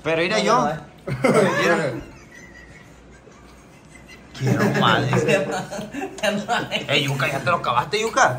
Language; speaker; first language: Spanish; native; Spanish